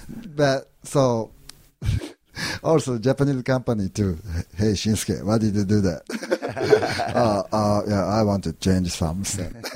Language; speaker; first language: English; non-native, learner; Japanese